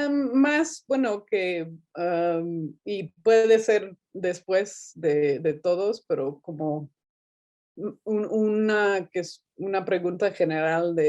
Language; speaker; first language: Spanish; non-native, fluent; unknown